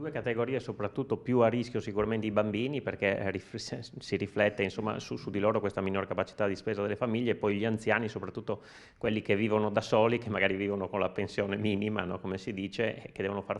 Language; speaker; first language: Italian; native; Italian